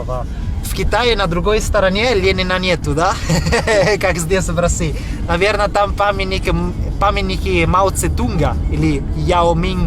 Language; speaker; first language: Russian; non-native, fluent; Italian